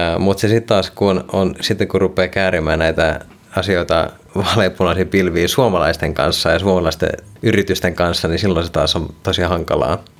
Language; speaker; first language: Finnish; non-native, local second language; Swedish